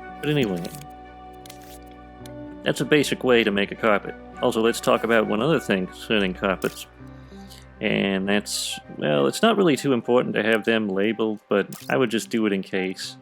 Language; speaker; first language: English; native; English